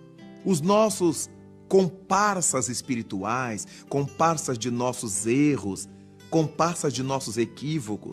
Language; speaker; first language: Portuguese; native; Portuguese